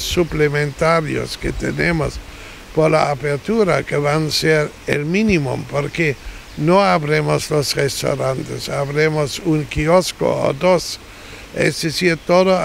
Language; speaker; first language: Spanish; non-native, fluent; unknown